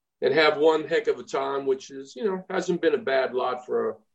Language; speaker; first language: English; native; English